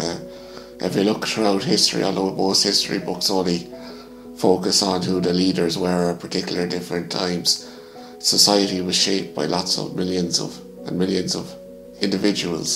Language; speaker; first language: English; native; English